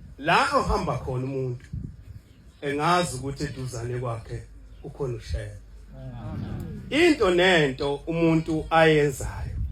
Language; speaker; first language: Zulu; native; Zulu